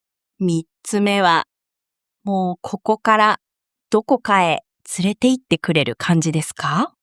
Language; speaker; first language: Japanese; non-native, fluent; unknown